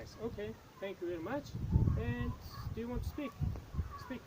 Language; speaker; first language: English; non-native, fluent; Tajik